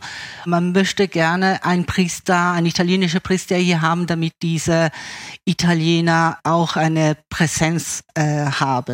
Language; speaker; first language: German; early bilingual, other home language; Italian